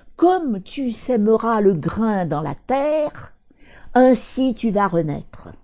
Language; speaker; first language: French; non-native, fluent; Russian